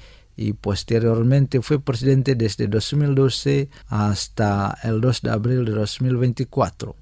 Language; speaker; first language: Spanish; non-native, fluent; Indonesian